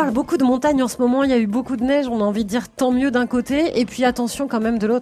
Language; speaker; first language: French; native; French